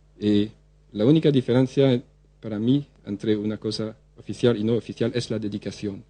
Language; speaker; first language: Spanish; non-native, fluent; French